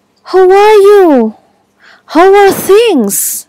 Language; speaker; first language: English; non-native, fluent; Indonesian